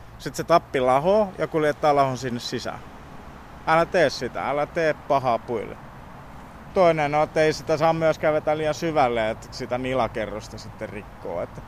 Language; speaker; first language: Finnish; early bilingual, heritage; Finnish